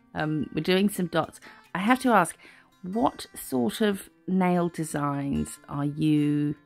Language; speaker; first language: English; native; English